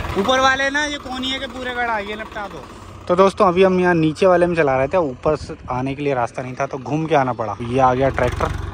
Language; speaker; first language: Hindi; native; Hindi